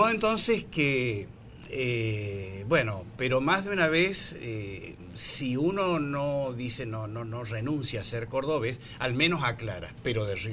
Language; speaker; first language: Spanish; native; Spanish